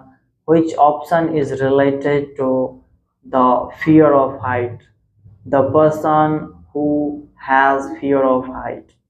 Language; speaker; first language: English; non-native, local second language; Hindi